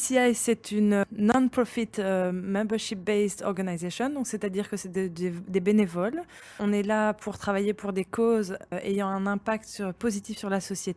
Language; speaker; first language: French; native; French